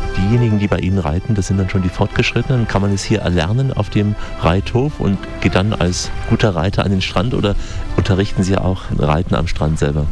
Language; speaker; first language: German; native; German